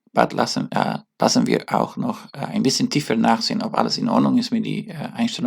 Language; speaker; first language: German; non-native, learner; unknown